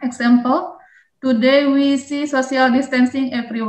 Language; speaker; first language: English; non-native, learner; Indonesian